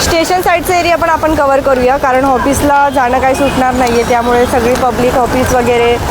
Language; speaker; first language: Marathi; native; Marathi